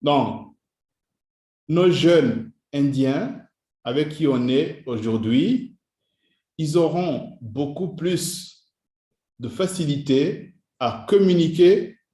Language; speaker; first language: French; non-native, local second language; Kinyarwanda